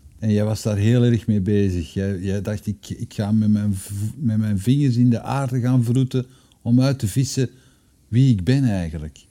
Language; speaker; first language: Dutch; native; Dutch